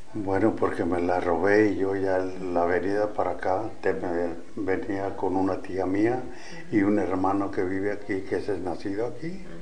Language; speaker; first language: Spanish; native; Spanish